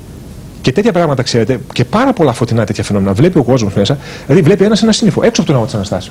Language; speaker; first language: Greek; native; Greek